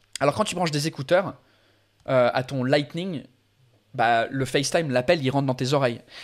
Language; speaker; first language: French; non-native, fluent; English